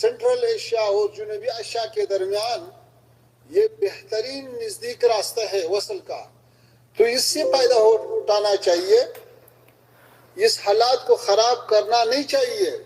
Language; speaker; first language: Hindi; non-native, fluent; Pashto